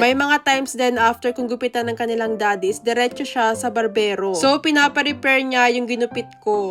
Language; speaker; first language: Filipino; native; Filipino